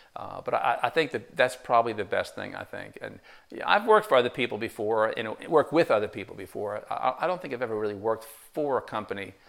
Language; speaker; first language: English; native; English